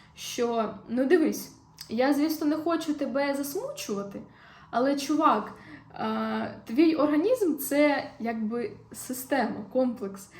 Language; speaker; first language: Ukrainian; non-native, local second language; Russian